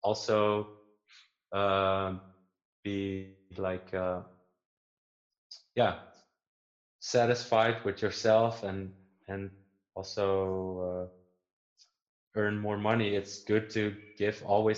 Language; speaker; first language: English; non-native, fluent; Dutch